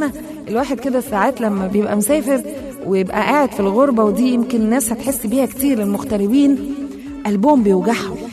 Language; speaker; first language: Arabic; native; Arabic